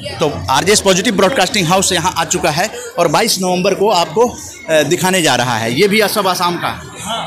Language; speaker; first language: Hindi; native; Hindi